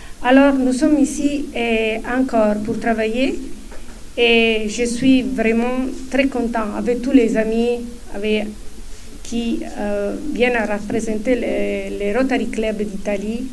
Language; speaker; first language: French; non-native, fluent; Italian